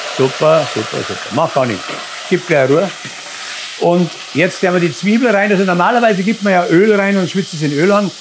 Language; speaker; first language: German; native; German